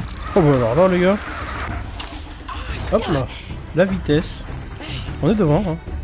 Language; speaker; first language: French; native; French